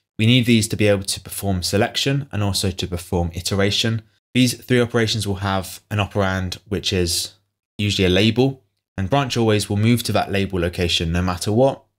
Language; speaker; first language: English; native; English